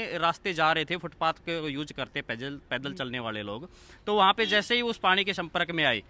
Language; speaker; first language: Hindi; native; Hindi